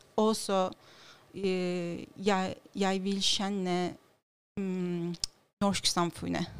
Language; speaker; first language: Norwegian; non-native, learner; Turkish